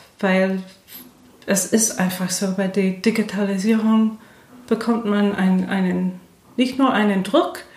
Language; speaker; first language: German; non-native, fluent; English